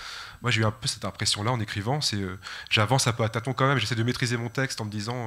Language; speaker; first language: French; native; French